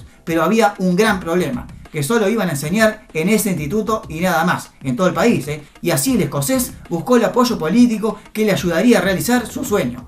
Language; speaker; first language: Spanish; native; Spanish